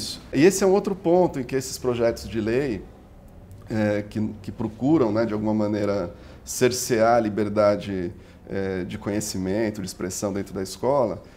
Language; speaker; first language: Portuguese; native; Portuguese